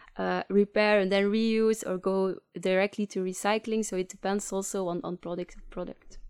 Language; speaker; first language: English; non-native, fluent; Dutch